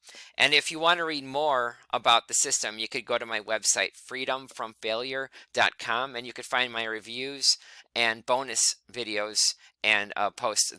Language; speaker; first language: English; native; English